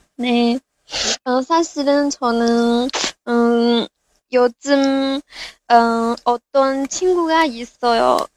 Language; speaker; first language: Korean; non-native, learner; Chinese